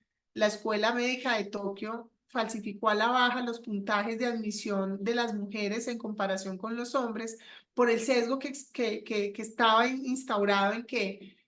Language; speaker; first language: Spanish; native; Spanish